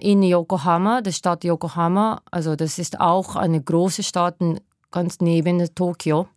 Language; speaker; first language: German; non-native, learner; Japanese